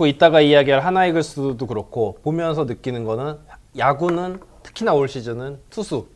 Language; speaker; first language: Korean; native; Korean